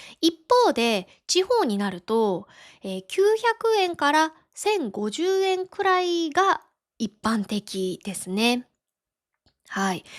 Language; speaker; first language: Japanese; native; Japanese